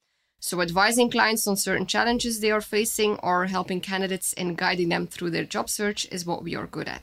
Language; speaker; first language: English; non-native, fluent; Dutch